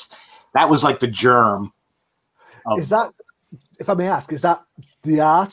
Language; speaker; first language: English; native; English